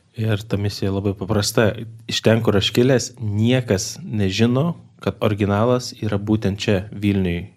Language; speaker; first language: Lithuanian; native; Lithuanian